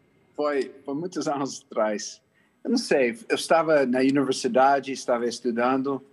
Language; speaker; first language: Portuguese; non-native, fluent; English